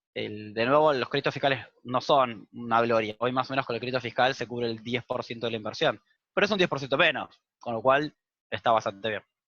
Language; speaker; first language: Spanish; native; Spanish